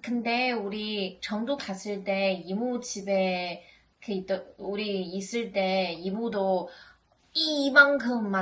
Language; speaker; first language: Korean; non-native, learner; Chinese